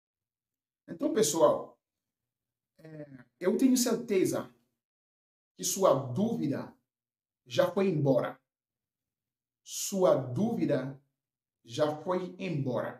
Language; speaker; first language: Portuguese; non-native, fluent; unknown